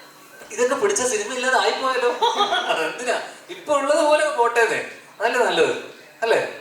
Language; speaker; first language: Malayalam; native; Malayalam